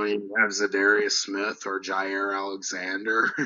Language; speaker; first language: English; native; English